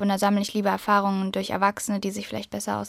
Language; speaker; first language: German; native; German